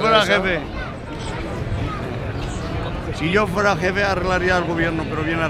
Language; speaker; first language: Spanish; native; Spanish